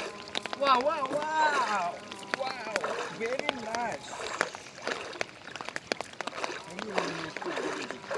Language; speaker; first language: English; non-native, learner; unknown